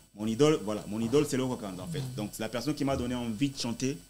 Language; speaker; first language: French; non-native, local second language; Lingala